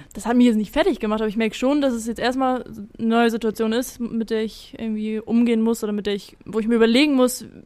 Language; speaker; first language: German; native; German